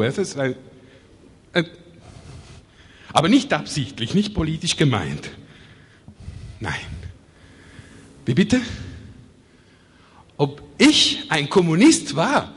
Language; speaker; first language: German; non-native, fluent; Italian